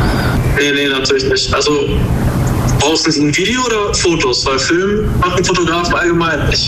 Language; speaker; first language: German; non-native, learner; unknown